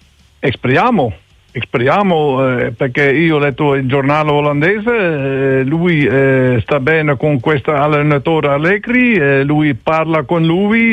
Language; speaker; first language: Italian; non-native, learner; Dutch